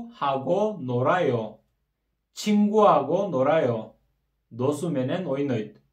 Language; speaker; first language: Korean; non-native, fluent; Kyrgyz